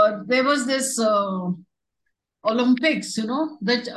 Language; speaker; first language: English; non-native, local second language; Hindi